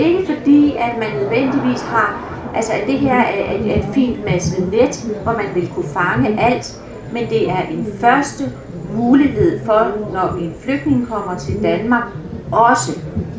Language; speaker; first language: Danish; native; Danish